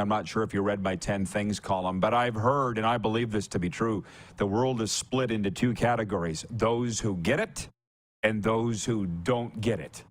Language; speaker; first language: English; native; English